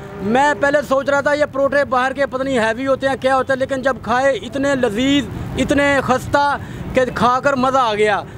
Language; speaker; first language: Urdu; non-native, local second language; Punjabi